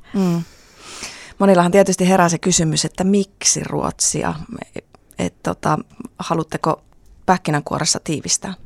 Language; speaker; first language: Finnish; native; Finnish